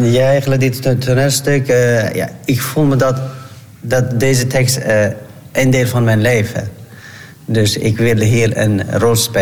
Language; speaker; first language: Dutch; non-native, learner; Turkish